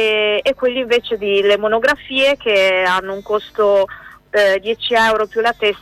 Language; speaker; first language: Italian; native; Italian